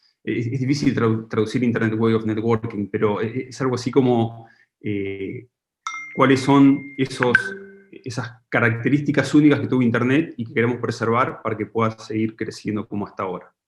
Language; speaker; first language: Spanish; native; Spanish